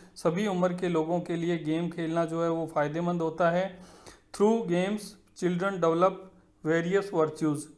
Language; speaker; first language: Hindi; native; Hindi